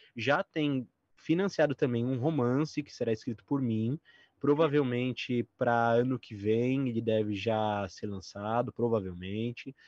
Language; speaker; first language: Portuguese; native; Portuguese